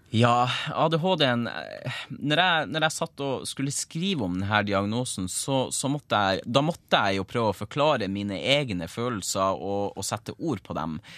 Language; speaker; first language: Norwegian; native; Norwegian